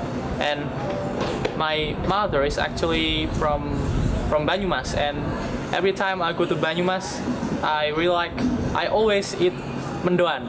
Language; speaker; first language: English; non-native, learner; Indonesian